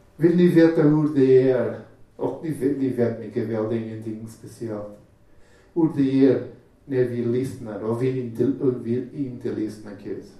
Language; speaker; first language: Swedish; non-native, fluent; Portuguese